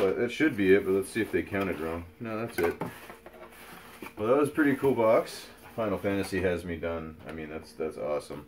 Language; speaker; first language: English; native; English